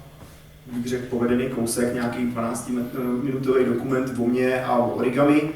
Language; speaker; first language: Czech; native; Czech